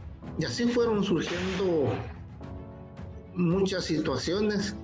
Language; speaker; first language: Spanish; native; Spanish